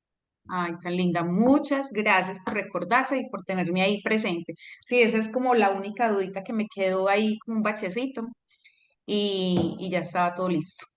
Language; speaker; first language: Spanish; native; Spanish